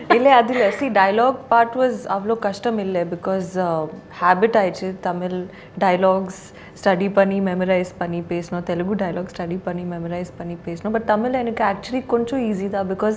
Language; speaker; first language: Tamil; non-native, local second language; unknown